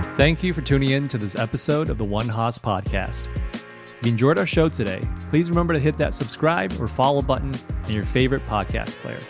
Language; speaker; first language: English; early bilingual, other home language; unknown